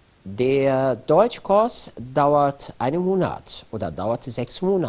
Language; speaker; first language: German; non-native, fluent; Arabic